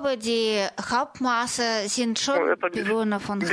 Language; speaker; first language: German; non-native, fluent; Russian